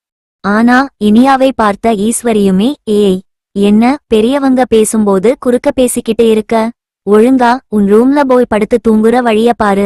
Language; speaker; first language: Tamil; native; Tamil